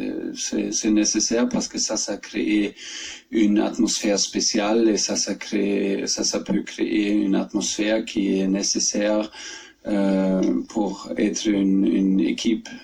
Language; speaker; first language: French; non-native, fluent; German